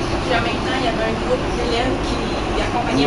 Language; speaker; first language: French; native; French